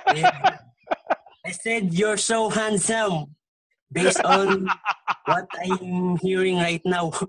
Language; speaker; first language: English; non-native, local second language; Filipino